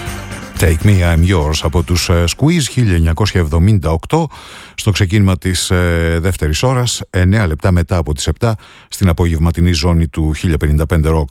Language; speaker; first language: Greek; native; Greek